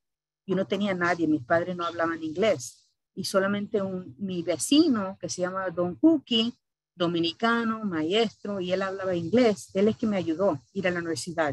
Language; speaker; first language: Spanish; early bilingual, heritage; Spanish